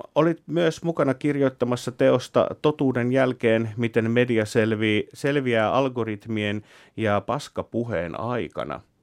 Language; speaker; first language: Finnish; native; Finnish